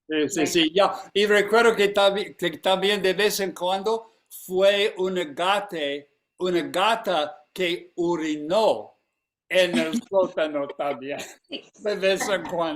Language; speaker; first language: Spanish; non-native, fluent; English